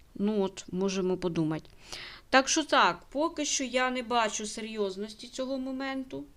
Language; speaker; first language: Ukrainian; native; Ukrainian